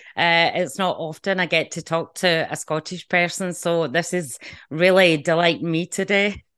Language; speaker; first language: English; native; English